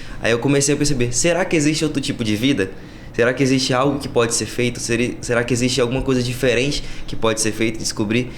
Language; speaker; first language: Portuguese; native; Portuguese